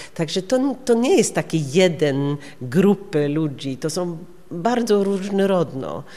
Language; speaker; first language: Polish; non-native, learner; Norwegian